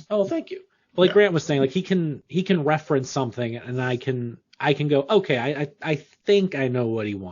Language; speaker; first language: English; native; English